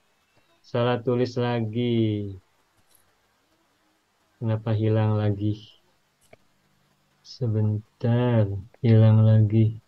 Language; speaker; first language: Indonesian; native; Indonesian